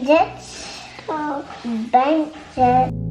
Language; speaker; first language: Polish; early bilingual, heritage; Polish